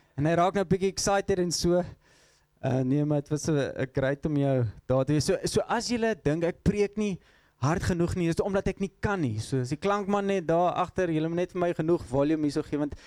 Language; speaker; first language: Afrikaans; non-native, local second language; English